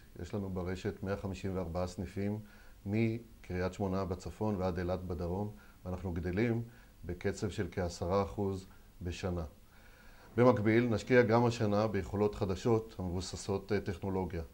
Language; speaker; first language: Hebrew; native; Hebrew